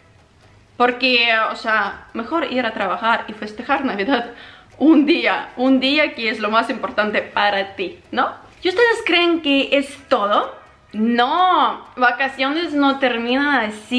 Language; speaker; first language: Spanish; non-native, fluent; Ukrainian